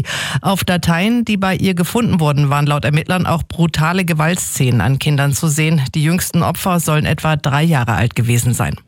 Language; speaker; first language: German; native; German